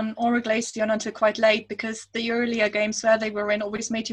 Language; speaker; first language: English; non-native, fluent; German